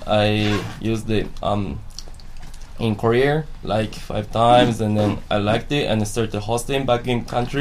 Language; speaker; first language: English; non-native, fluent; Japanese